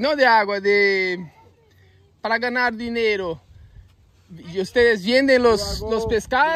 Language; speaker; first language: Spanish; non-native, learner; Portuguese